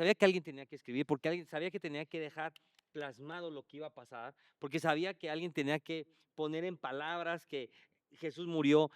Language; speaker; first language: Spanish; native; Spanish